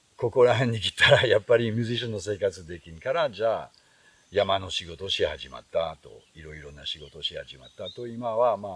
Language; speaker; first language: Japanese; non-native, fluent; French